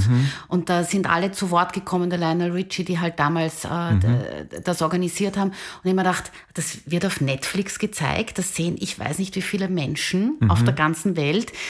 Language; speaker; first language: German; native; German